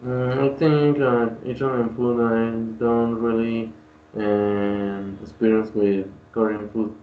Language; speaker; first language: English; non-native, learner; Spanish